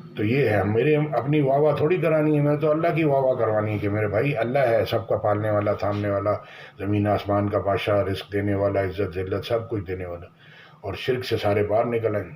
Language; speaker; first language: Urdu; native; Urdu